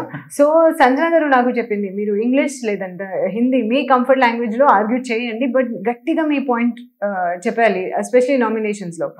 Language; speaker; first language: Telugu; non-native, learner; Hindi